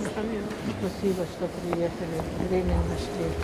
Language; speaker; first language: Russian; non-native, local second language; Chechen